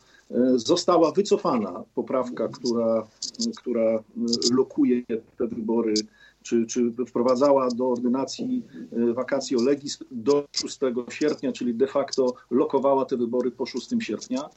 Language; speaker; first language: Polish; native; Polish